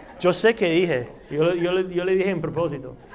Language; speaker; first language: Spanish; non-native, fluent; English